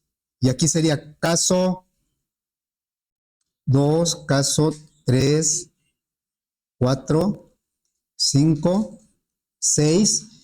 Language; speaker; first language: Spanish; native; Spanish